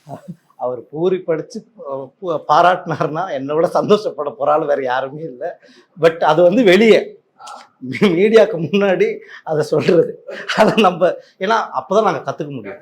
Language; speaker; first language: Tamil; native; Tamil